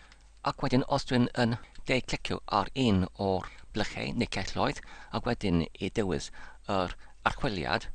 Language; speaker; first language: Welsh; non-native, learner; English